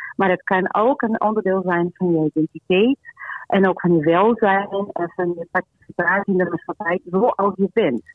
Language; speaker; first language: Dutch; non-native, fluent; Portuguese